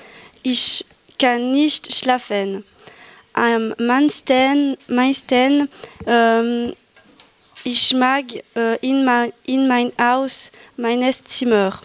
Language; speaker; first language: German; non-native, learner; French